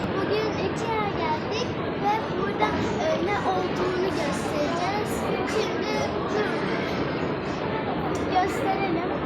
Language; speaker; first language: Turkish; early bilingual, heritage; Turkish